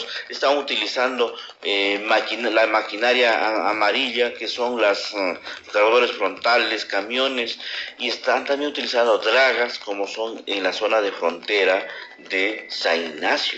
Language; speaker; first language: Spanish; native; Spanish